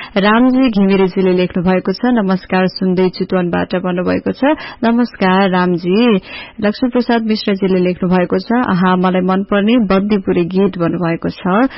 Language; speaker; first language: Nepali; native; Nepali